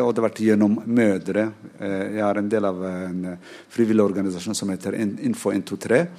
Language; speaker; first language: Norwegian; non-native, fluent; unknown